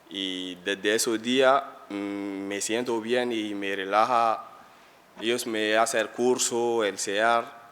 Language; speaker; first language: Spanish; non-native, learner; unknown